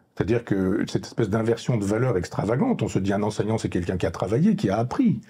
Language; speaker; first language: French; native; French